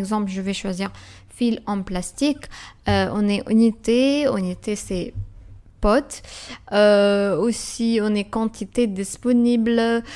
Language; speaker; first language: French; non-native, fluent; Arabic